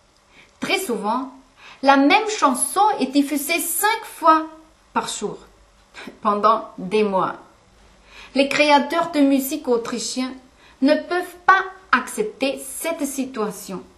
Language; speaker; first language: French; non-native, fluent; German